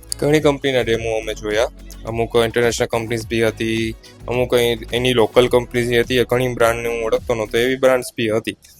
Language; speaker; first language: Gujarati; native; Gujarati